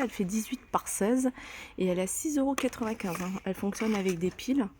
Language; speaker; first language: French; native; French